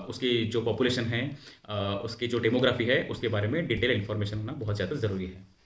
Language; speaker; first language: Hindi; non-native, local second language; Marathi